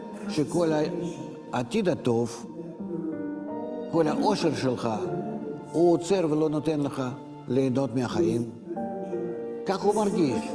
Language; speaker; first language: Hebrew; non-native, fluent; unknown